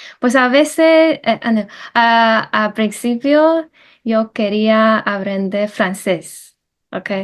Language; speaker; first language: Spanish; non-native, fluent; Chinese